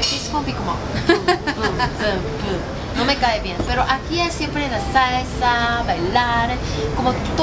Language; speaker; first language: Spanish; non-native, learner; Korean